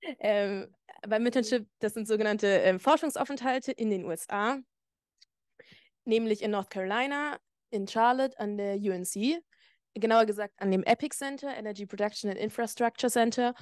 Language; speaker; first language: German; native; German